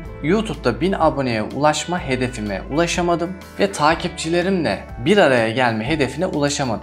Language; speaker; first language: Turkish; native; Turkish